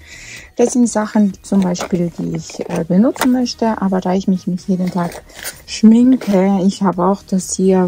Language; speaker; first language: German; non-native, fluent; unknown